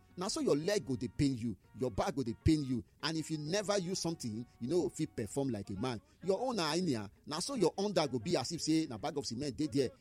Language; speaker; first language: Nigerian Pidgin; native; Nigerian Pidgin